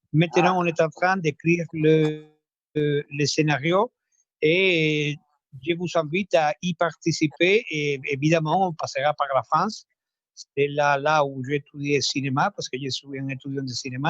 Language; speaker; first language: French; non-native, fluent; Spanish